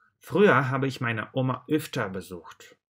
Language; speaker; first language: German; non-native, fluent; Russian